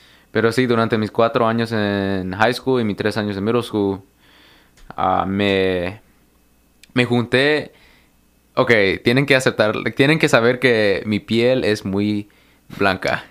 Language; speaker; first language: Spanish; early bilingual, heritage; Spanish